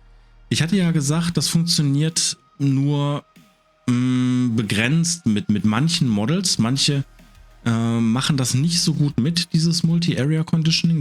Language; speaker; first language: German; native; German